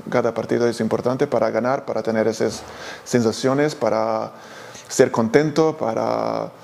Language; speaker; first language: Spanish; non-native, fluent; Serbian